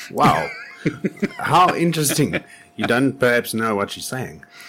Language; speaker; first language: English; non-native, local second language; Afrikaans